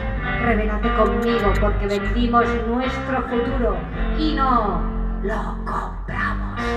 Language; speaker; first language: Spanish; native; Spanish